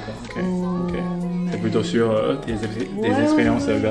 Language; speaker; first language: French; non-native, fluent; Chinese